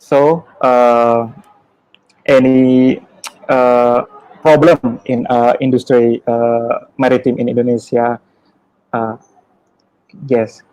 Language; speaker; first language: English; non-native, learner; Indonesian